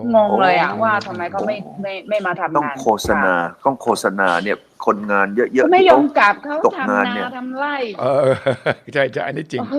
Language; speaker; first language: Thai; non-native, fluent; Malay